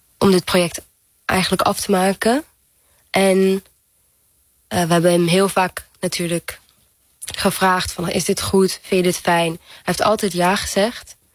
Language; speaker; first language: Dutch; non-native, fluent; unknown